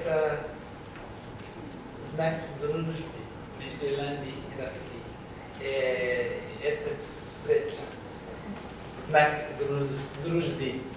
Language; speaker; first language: Russian; non-native, learner; English